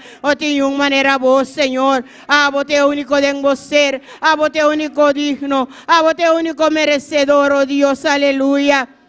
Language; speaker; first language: Spanish; non-native, learner; Papiamento